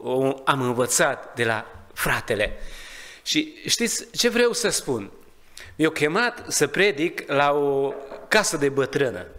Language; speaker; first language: Romanian; non-native, learner; Hungarian